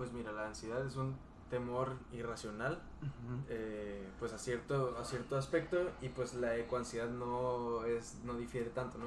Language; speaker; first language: Spanish; native; Spanish